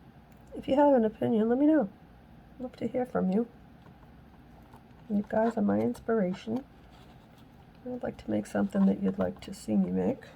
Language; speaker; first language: English; native; English